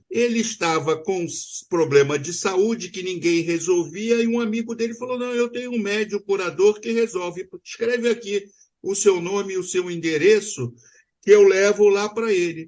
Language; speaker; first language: Portuguese; native; Portuguese